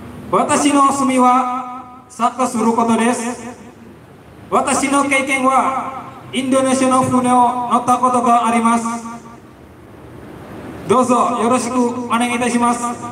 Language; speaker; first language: Japanese; non-native, learner; Indonesian